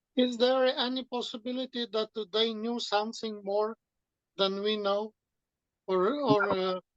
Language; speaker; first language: English; non-native, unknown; Romanian